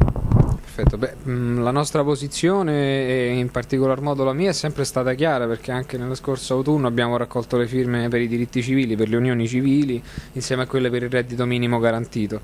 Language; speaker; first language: Italian; native; Italian